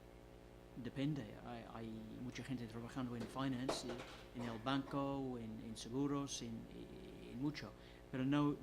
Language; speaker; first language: Spanish; non-native, fluent; English